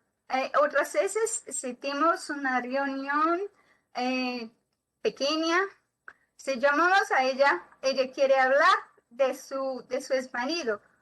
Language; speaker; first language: Spanish; non-native, learner; Portuguese